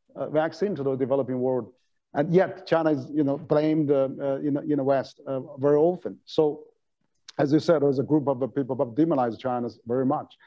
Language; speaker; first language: English; non-native, fluent; Chinese